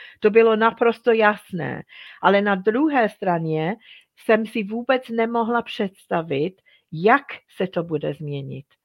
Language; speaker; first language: Czech; non-native, fluent; English